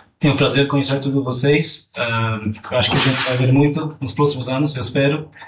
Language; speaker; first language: Portuguese; non-native, fluent; German